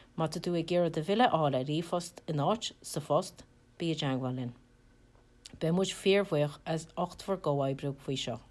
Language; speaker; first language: Irish; native; Irish